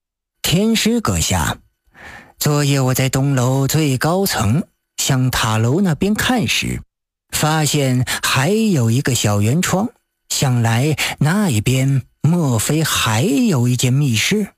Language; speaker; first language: Chinese; native; Chinese